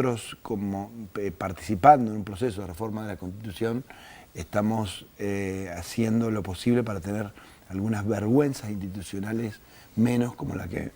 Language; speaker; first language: Spanish; native; Spanish